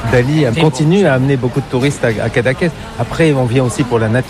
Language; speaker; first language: French; native; French